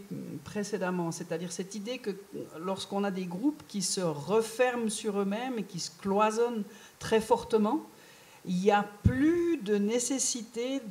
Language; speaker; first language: French; native; French